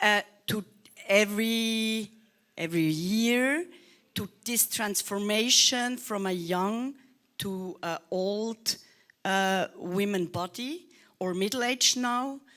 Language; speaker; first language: English; non-native, learner; Swiss German